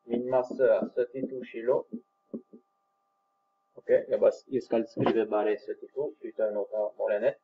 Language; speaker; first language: Norwegian; non-native, fluent; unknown